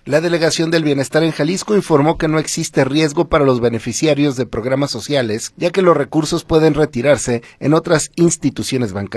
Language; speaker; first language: Spanish; native; Spanish